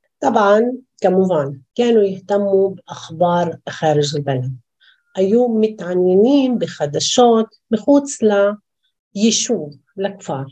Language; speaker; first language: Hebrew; non-native, local second language; Arabic